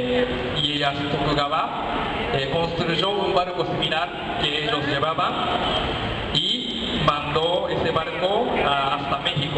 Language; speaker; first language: Spanish; non-native, learner; Japanese